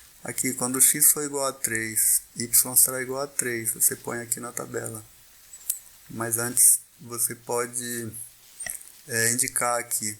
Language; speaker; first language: Portuguese; native; Portuguese